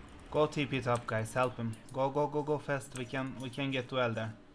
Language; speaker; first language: English; non-native, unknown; Turkish